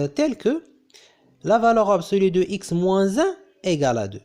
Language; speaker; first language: French; non-native, local second language; Arabic